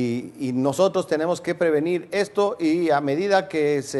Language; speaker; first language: Spanish; native; Spanish